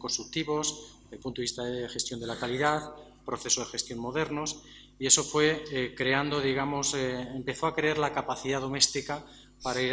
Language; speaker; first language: Spanish; native; Spanish